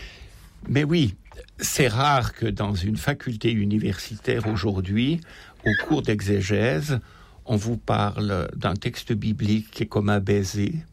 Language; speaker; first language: French; native; French